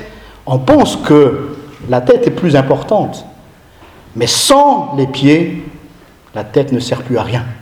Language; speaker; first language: French; non-native, local second language; Malagasy